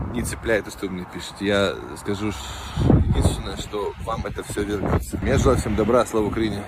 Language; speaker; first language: Ukrainian; native; Ukrainian